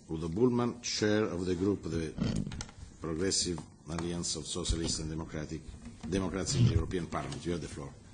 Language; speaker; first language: English; non-native, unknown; Italian